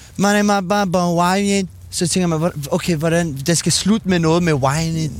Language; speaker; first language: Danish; early bilingual, other home language; Albanian